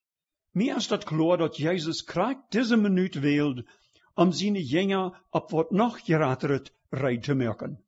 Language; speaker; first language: German; early bilingual, heritage; Plautdietsch